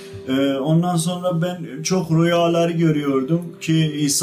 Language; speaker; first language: Turkish; non-native, fluent; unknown